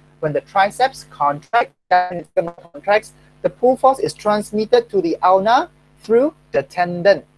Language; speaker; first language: English; non-native, local second language; Chinese